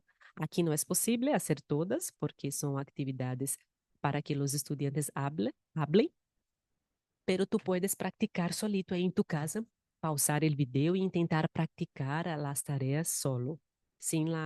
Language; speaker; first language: Spanish; non-native, fluent; Portuguese